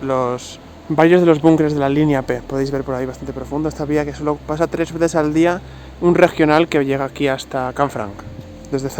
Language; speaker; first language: Spanish; native; Spanish